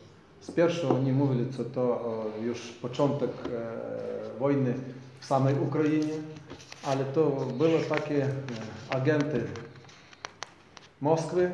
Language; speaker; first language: Polish; non-native, learner; Ukrainian